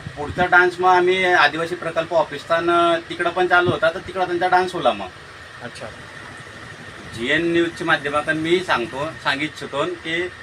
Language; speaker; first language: Marathi; non-native, local second language; Bhili